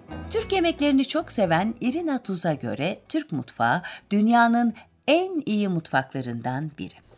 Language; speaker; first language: Turkish; native; Turkish